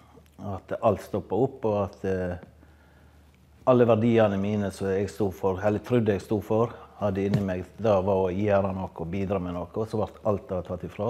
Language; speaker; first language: Norwegian; native; Norwegian